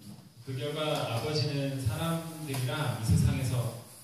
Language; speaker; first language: Korean; native; Korean